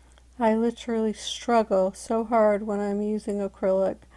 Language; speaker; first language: English; native; English